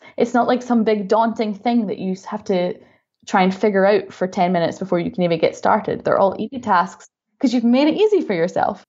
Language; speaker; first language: English; native; English